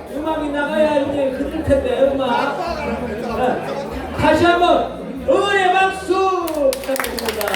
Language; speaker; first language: Korean; native; Korean